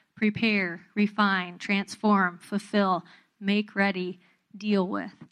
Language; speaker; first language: English; native; English